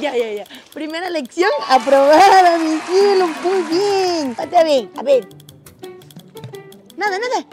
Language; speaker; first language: Spanish; native; Spanish